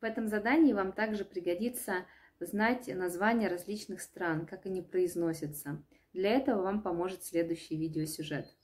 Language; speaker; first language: Russian; native; Russian